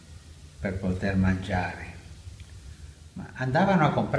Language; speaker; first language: Italian; non-native, learner; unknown